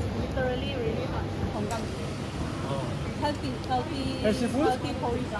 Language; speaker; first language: English; non-native, fluent; Korean